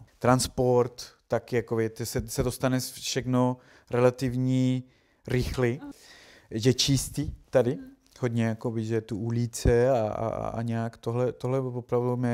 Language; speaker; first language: Czech; non-native, learner; Spanish